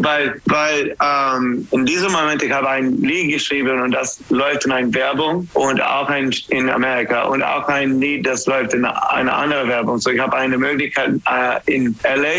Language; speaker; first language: German; non-native, learner; English